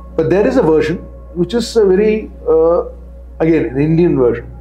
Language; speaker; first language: English; non-native, local second language; Telugu